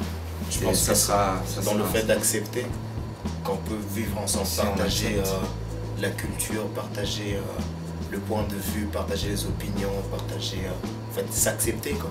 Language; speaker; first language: French; non-native, local second language; Lingala